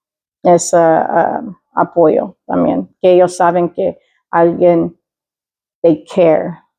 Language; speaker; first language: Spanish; early bilingual, heritage; Spanish